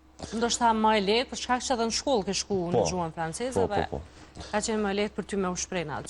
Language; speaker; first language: Albanian; native; Albanian